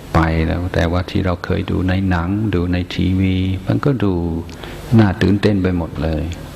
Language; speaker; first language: Thai; non-native, fluent; English